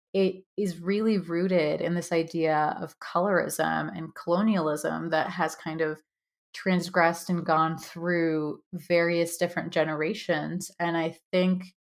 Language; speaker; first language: English; early bilingual, other home language; Hindi